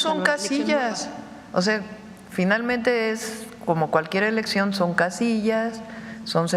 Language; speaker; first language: Spanish; native; Spanish